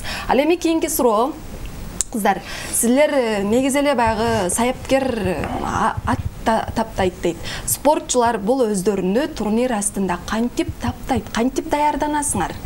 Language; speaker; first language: Kyrgyz; native; Kyrgyz